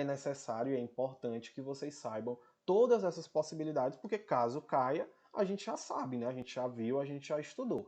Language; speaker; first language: Portuguese; native; Portuguese